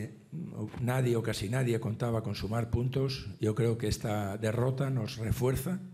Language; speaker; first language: Spanish; native; Spanish